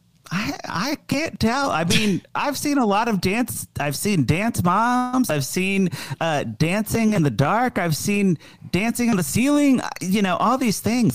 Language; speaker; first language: English; native; English